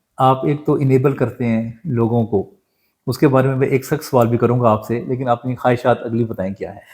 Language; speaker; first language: Urdu; native; Urdu